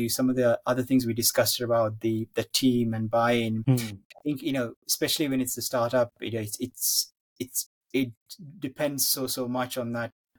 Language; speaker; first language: English; non-native, local second language; Sinhala